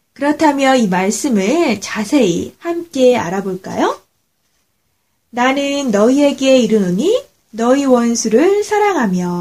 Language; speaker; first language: Korean; native; Korean